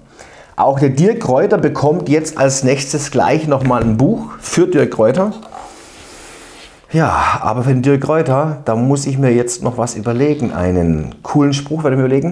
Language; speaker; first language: German; native; German